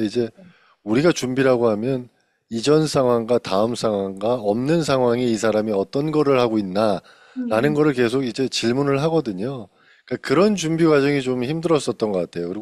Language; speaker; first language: Korean; native; Korean